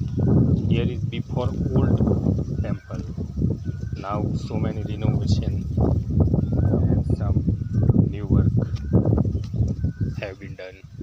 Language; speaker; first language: English; non-native, local second language; Gujarati